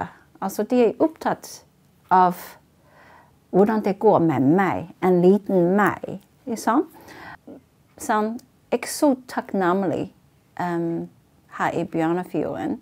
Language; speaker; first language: Norwegian; non-native, fluent; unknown